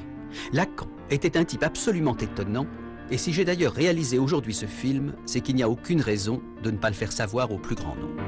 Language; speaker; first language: French; native; French